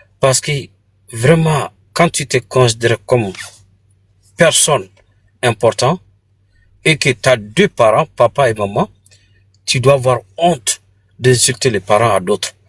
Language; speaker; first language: French; non-native, local second language; Bambara